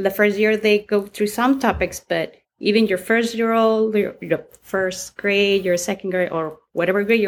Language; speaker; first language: English; non-native, fluent; Spanish